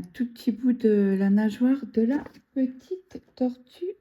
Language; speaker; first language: French; native; French